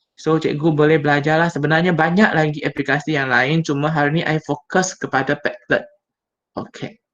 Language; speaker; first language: Malay; non-native, local second language; Chinese